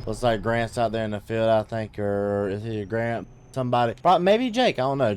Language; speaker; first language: English; native; English